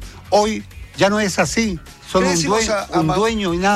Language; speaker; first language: Spanish; native; Spanish